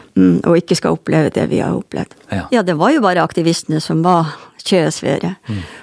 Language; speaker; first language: Norwegian; non-native, local second language; Northern Sami